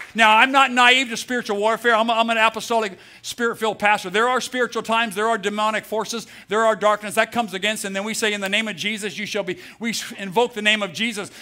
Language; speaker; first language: English; native; English